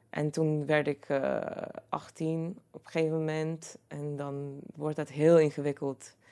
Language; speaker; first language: Dutch; non-native, fluent; Croatian